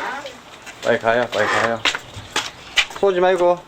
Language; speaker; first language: Korean; native; Korean